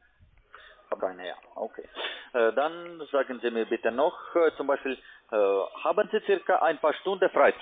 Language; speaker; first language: German; non-native, learner; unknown